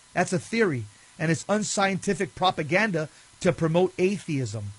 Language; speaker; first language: English; native; English